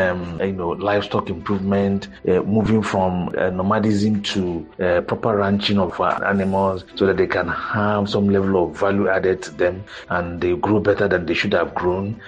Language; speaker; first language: English; non-native, local second language; Igbo